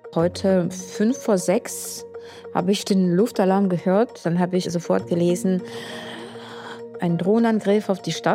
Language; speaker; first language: German; non-native, fluent; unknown